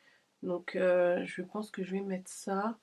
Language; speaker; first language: French; native; French